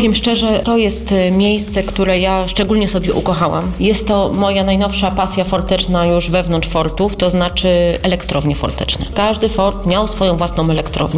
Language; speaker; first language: Polish; native; Polish